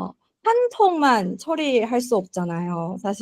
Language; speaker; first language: Korean; non-native, learner; Chinese